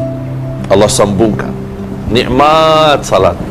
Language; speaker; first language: Indonesian; non-native, fluent; Arabic